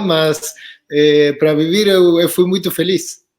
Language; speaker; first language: Portuguese; non-native, fluent; Spanish